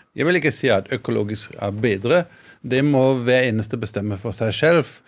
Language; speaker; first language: Norwegian; non-native, fluent; German